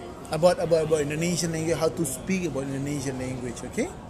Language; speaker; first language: English; non-native, learner; Indonesian